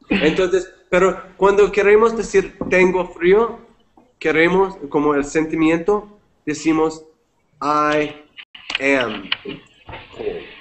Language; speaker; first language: Spanish; non-native, fluent; English